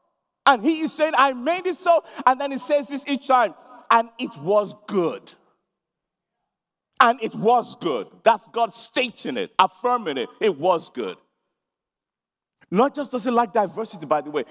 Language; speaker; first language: English; non-native, local second language; Yoruba